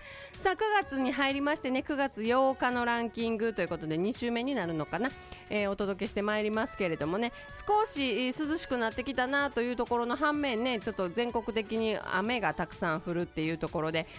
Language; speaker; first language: Japanese; native; Japanese